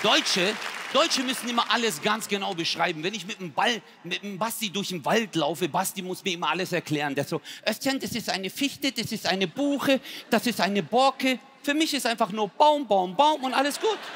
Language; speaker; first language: German; early bilingual, other home language; Turkish